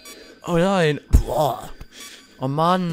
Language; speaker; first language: German; native; German